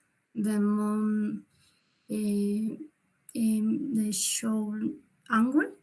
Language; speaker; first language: English; non-native, learner; Spanish